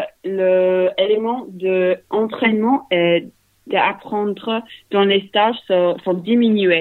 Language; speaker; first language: French; non-native, learner; English